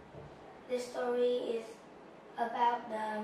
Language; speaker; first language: English; non-native, learner; Vietnamese